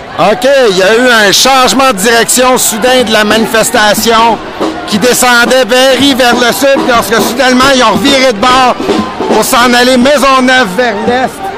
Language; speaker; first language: French; native; French